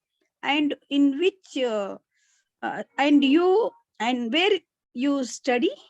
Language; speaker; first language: English; non-native, learner; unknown